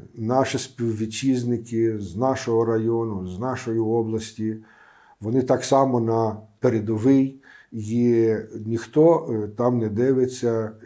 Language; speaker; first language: Ukrainian; non-native, local second language; Romanian